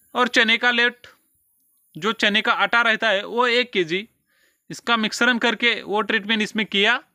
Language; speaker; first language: Hindi; non-native, local second language; Marathi